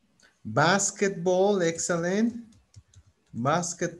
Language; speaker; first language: English; non-native, fluent; Spanish